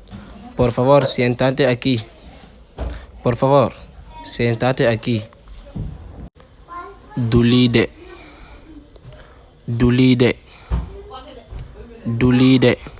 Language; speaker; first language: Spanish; non-native, fluent; Wolof